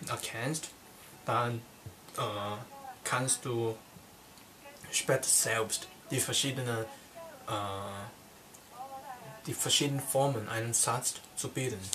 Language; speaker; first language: German; non-native, learner; Cantonese